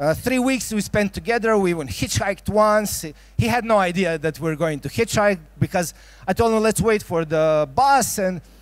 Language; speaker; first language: English; non-native, fluent; Croatian